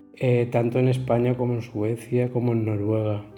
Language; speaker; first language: Spanish; native; Spanish